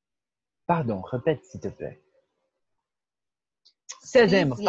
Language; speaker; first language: French; non-native, fluent; Portuguese